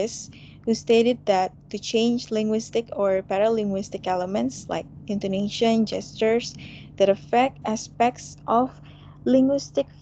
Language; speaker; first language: English; non-native, fluent; Indonesian